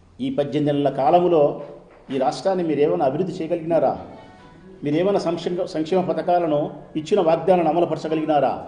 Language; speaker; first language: Telugu; native; Telugu